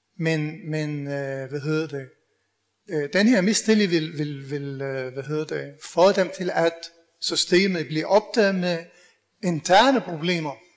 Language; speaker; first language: Danish; non-native, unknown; Arabic